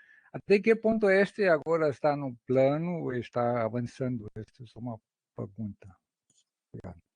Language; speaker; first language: Portuguese; non-native, fluent; German